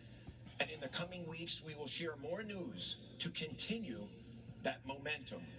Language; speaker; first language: English; native; English